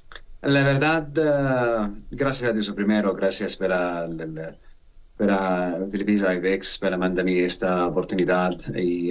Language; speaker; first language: Spanish; non-native, learner; Arabic